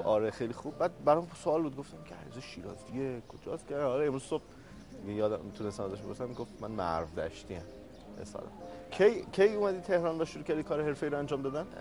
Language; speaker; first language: Persian; native; Persian